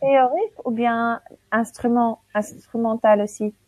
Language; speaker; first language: French; non-native, local second language; Arabic